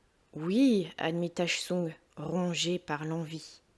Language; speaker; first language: French; native; French